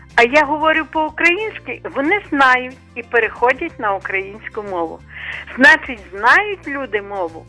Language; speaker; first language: Ukrainian; native; Ukrainian